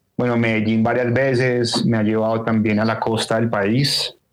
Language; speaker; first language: Spanish; native; Spanish